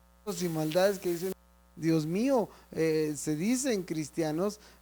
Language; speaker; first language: Spanish; native; Spanish